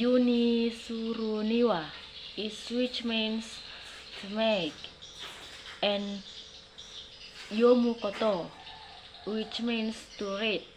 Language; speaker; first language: English; non-native, learner; Indonesian